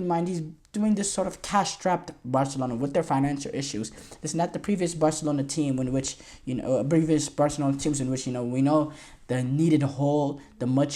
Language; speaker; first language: English; native; English